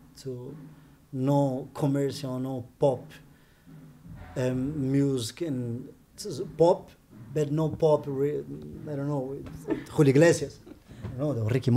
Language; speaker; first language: English; non-native, learner; Portuguese